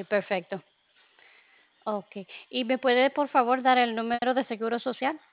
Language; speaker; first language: Spanish; early bilingual, other home language; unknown